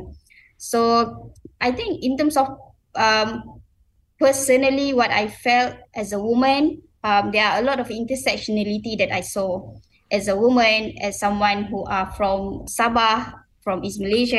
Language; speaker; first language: English; non-native, local second language; Malay